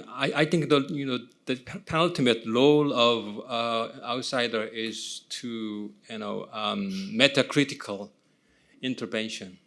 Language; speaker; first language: English; non-native, fluent; Korean